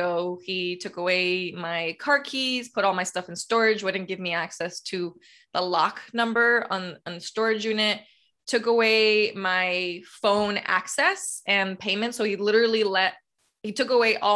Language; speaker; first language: English; native; English